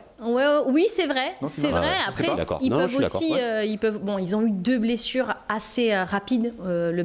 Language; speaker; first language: French; native; French